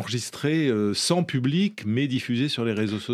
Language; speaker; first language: French; native; French